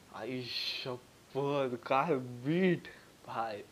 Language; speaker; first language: Hindi; non-native, local second language; Marathi